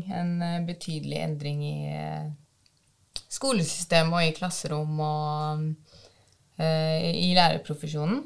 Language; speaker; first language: Norwegian; early bilingual, other home language; Albanian